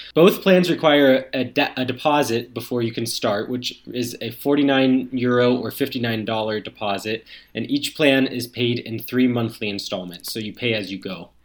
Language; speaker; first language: English; native; English